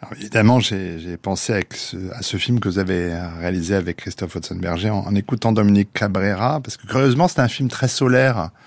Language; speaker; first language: French; native; French